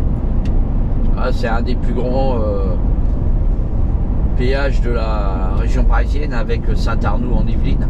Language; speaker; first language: French; native; French